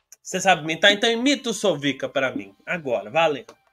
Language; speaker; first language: Portuguese; native; Portuguese